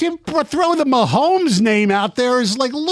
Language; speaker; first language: English; native; English